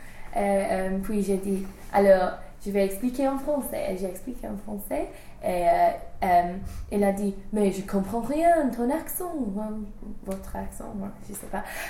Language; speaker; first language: French; non-native, fluent; English